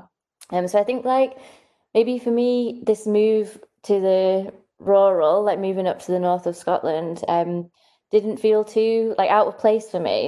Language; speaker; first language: English; native; English